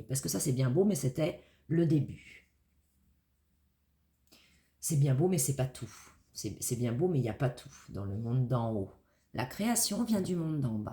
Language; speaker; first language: French; native; French